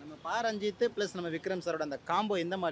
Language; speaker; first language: Tamil; native; Tamil